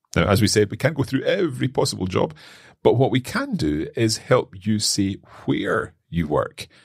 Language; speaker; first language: English; native; English